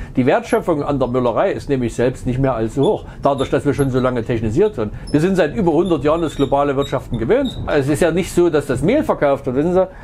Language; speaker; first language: German; native; German